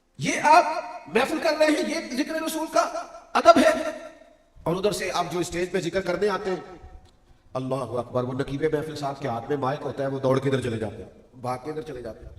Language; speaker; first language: Urdu; non-native, local second language; Punjabi